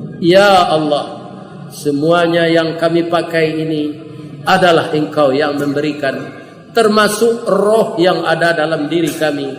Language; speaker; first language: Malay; non-native, local second language; Minangkabau